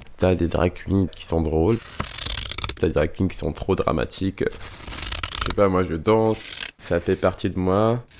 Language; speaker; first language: French; non-native, local second language; Arabic